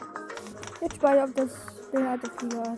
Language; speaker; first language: German; native; German